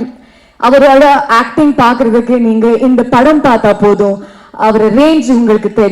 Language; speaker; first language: Tamil; non-native, learner; Kannada